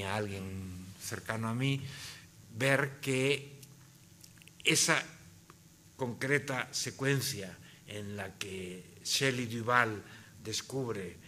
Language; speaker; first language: Spanish; native; Spanish